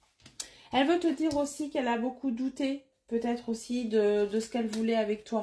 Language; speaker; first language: French; native; French